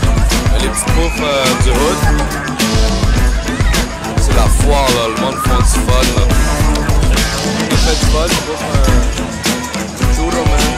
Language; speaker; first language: French; native; French